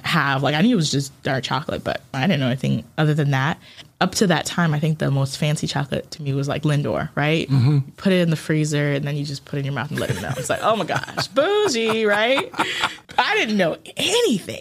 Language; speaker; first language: English; early bilingual, other home language; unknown